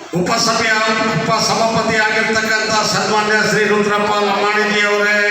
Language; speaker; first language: Kannada; non-native, local second language; Lambadi